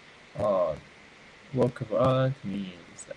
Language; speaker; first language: English; non-native, learner; Japanese